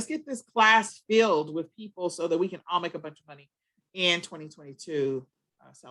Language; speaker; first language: English; native; English